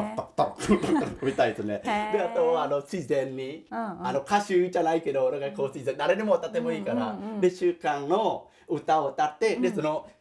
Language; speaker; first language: Japanese; non-native, fluent; Khmer